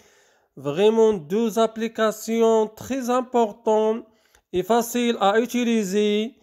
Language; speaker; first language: French; non-native, local second language; Arabic